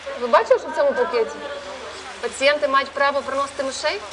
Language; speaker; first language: Ukrainian; native; Ukrainian